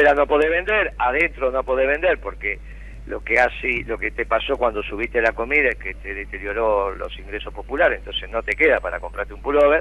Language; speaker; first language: Spanish; native; Spanish